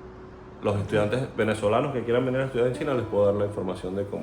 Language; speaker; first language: Spanish; native; Spanish